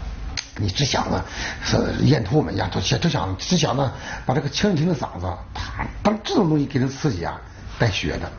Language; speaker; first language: Chinese; native; Chinese